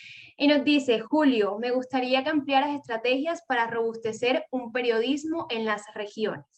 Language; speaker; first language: Spanish; native; Spanish